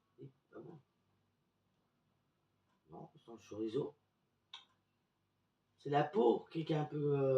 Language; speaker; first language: French; native; French